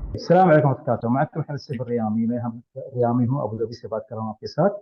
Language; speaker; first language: Hindi; non-native, learner; Arabic